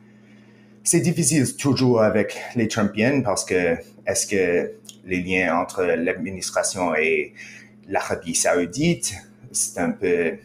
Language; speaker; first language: French; non-native, fluent; English